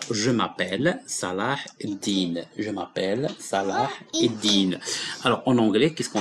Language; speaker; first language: French; non-native, local second language; Arabic